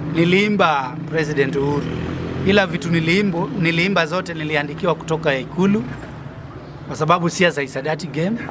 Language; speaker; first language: Swahili; non-native, local second language; Luo (Kenya and Tanzania)